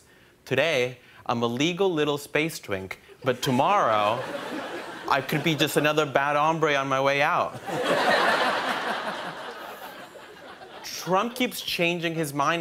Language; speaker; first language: English; non-native, fluent; Spanish